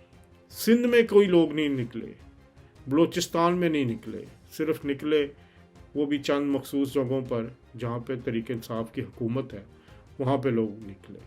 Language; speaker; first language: Urdu; native; Urdu